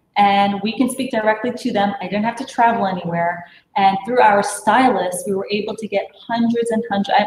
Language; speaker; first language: English; native; English